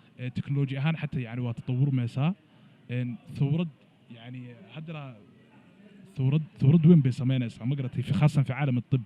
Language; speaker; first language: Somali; early bilingual, heritage; Somali